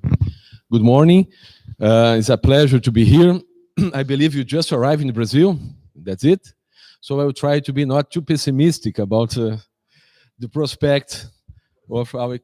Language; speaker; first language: English; non-native, fluent; Portuguese